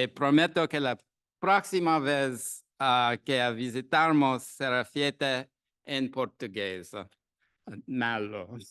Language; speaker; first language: Spanish; non-native, learner; English